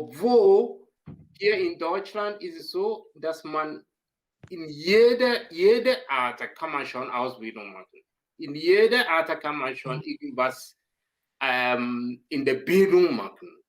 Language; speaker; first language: German; non-native, learner; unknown